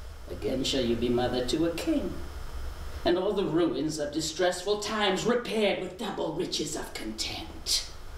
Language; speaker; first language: English; native; English